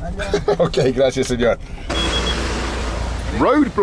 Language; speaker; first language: Spanish; non-native, learner; English